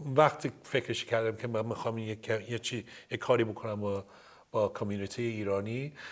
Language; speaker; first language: Persian; early bilingual, heritage; Persian